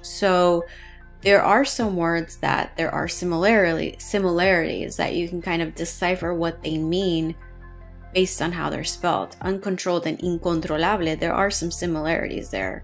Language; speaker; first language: English; native; English